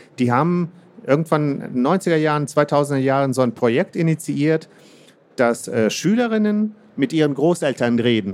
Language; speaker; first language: German; early bilingual, other home language; Russian